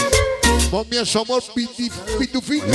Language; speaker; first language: Spanish; native; Spanish